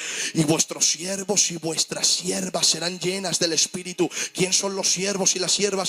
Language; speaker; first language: Spanish; native; Spanish